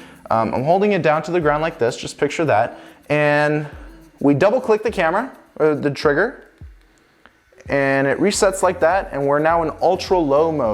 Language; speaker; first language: English; native; English